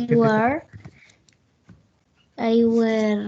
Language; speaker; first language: English; non-native, learner; Spanish